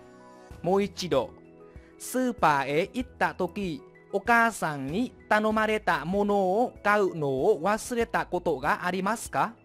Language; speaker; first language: Japanese; non-native, fluent; Vietnamese